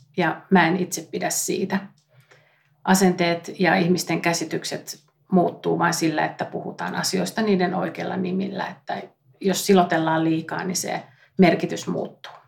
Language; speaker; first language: Finnish; native; Finnish